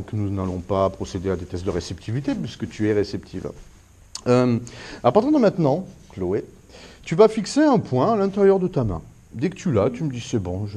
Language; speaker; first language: French; native; French